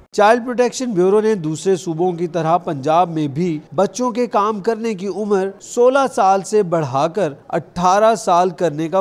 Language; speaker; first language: Urdu; native; Urdu